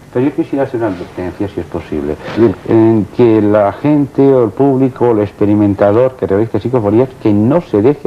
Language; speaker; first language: Spanish; native; Spanish